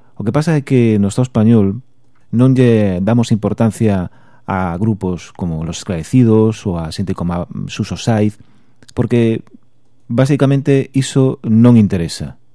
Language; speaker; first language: Galician; native; Galician